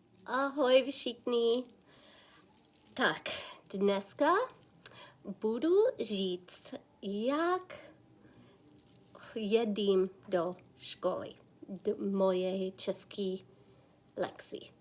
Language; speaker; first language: Czech; non-native, learner; English